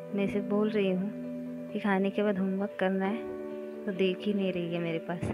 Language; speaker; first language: Hindi; non-native, local second language; Marathi